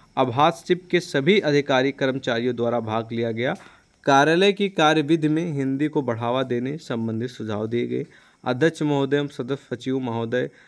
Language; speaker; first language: Hindi; native; Hindi